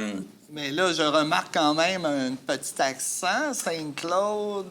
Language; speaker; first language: French; native; French